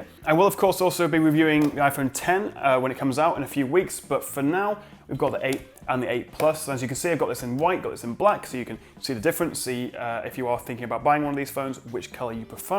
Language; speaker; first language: English; native; English